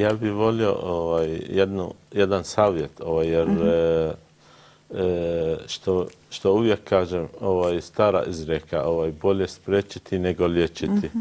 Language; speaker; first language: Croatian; non-native, learner; Arabic